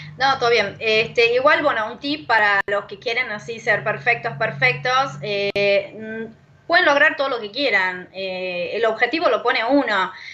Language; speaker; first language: Spanish; non-native, fluent; Portuguese